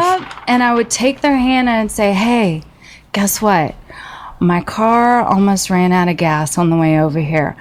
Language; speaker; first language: English; native; English